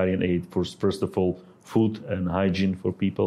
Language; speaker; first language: English; non-native, fluent; Ukrainian